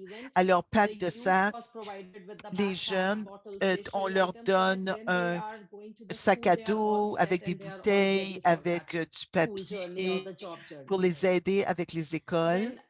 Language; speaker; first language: French; non-native, fluent; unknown